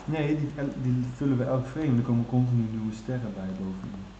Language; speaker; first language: Dutch; native; Dutch